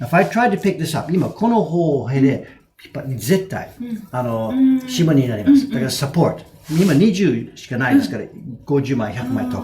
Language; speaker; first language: Japanese; non-native, fluent; English